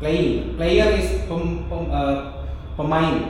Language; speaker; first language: English; non-native, local second language; Indonesian